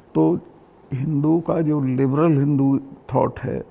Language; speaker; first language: Hindi; native; Hindi